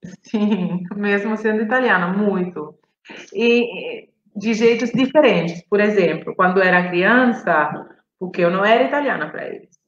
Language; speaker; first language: Portuguese; non-native, fluent; Italian